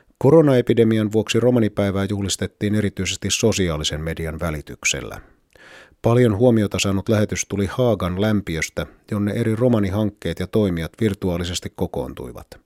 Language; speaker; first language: Finnish; native; Finnish